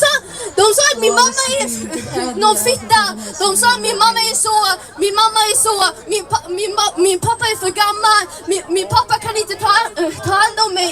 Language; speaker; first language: Swedish; early bilingual, other home language; Somali